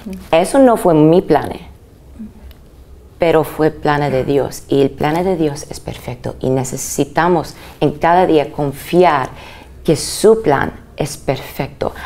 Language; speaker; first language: Spanish; early bilingual, other home language; English